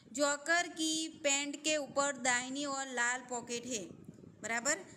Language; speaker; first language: Hindi; non-native, local second language; Gujarati